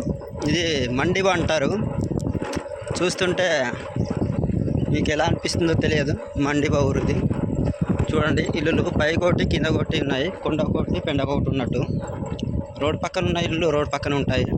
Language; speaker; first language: Telugu; native; Telugu